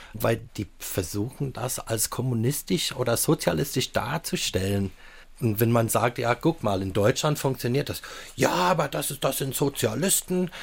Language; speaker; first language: German; non-native, fluent; English